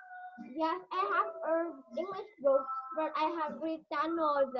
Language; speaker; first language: English; non-native, learner; Vietnamese